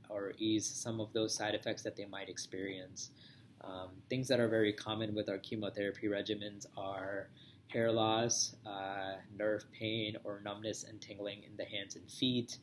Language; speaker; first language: English; native; English